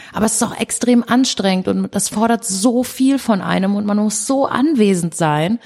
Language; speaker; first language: German; early bilingual, other home language; Portuguese